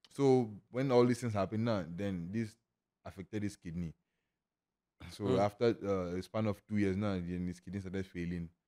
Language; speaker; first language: English; non-native, local second language; Igbo